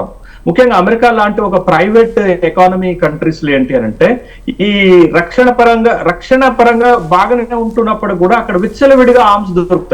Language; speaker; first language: Telugu; native; Telugu